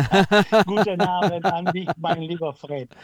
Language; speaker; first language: German; non-native, fluent; Italian